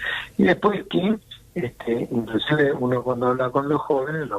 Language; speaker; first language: Spanish; native; Spanish